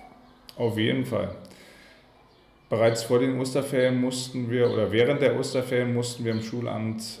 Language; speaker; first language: German; native; German